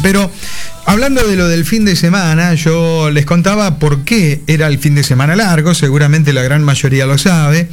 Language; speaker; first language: Spanish; native; Spanish